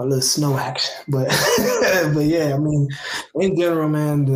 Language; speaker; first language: English; native; English